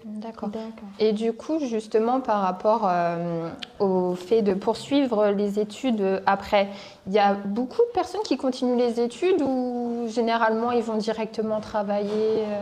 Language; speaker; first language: French; native; French